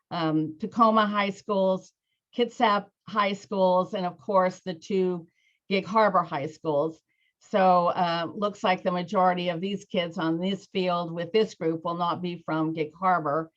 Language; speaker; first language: English; native; English